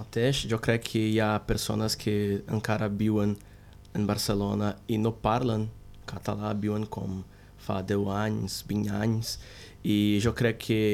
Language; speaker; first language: Catalan; non-native, learner; Portuguese